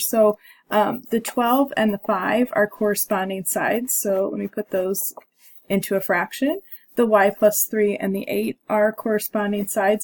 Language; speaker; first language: English; native; English